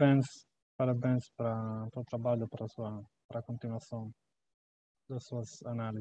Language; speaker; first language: Portuguese; non-native, fluent; Italian